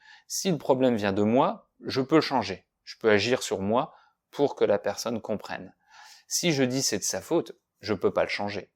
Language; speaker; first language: French; native; French